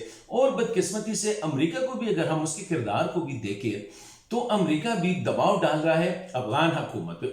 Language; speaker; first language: Hindi; non-native, local second language; Pashto